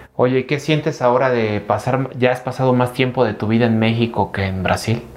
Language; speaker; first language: Spanish; native; Spanish